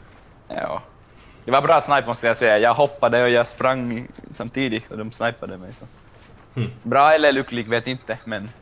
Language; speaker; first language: Swedish; non-native, local second language; Finnish